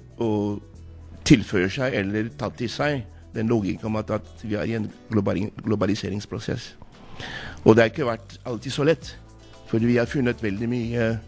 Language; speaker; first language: Norwegian; non-native, fluent; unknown